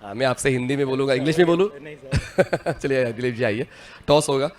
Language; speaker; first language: Hindi; non-native, local second language; Marathi